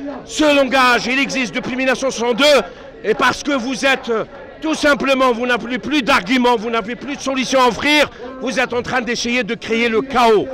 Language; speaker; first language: French; non-native, local second language; Arabic